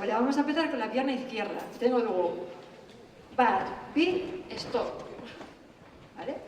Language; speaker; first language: Spanish; native; Spanish